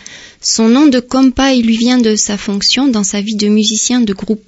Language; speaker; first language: French; native; French